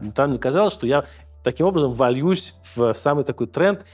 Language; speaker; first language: Russian; native; Russian